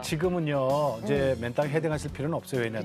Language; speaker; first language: Korean; native; Korean